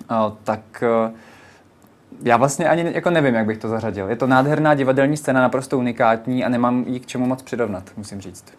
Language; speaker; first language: Czech; native; Czech